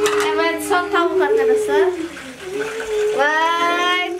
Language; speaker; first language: Turkish; non-native, learner; Indonesian